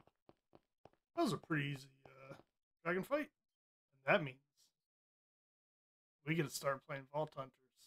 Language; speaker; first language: English; native; English